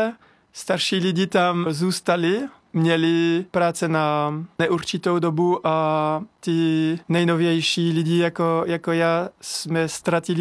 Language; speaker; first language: Czech; non-native, learner; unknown